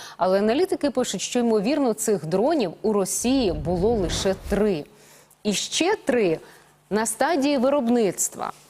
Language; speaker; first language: Ukrainian; native; Ukrainian